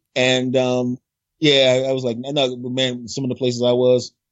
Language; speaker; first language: English; native; English